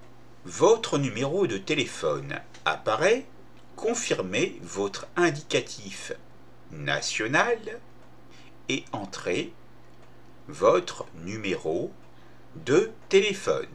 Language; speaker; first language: French; native; French